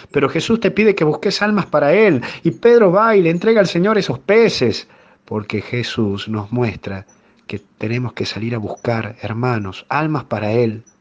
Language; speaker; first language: Spanish; native; Spanish